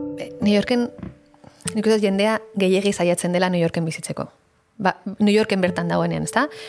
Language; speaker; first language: Basque; non-native, local second language; Spanish